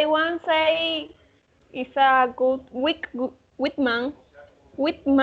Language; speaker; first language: English; non-native, learner; Spanish